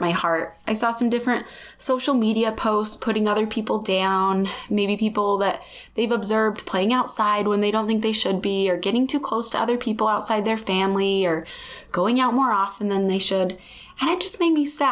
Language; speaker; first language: English; native; English